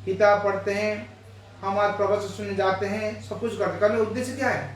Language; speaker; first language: Hindi; non-native, local second language; Bangla